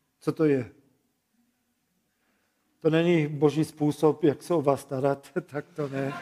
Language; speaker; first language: Czech; non-native, fluent; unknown